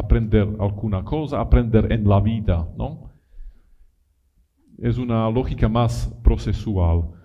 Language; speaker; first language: Spanish; non-native, fluent; Italian